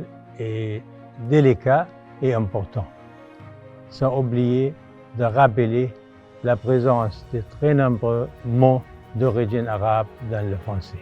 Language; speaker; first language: French; non-native, fluent; Arabic